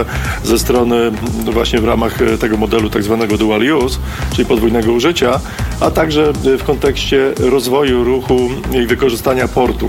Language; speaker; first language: Polish; native; Polish